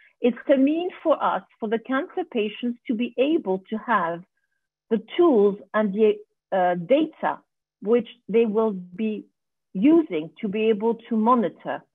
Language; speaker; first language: English; non-native, fluent; French